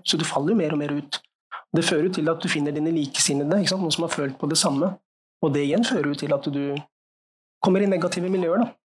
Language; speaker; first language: Norwegian; early bilingual, other home language; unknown